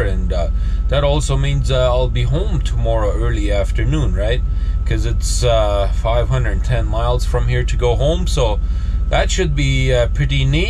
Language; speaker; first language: English; native; English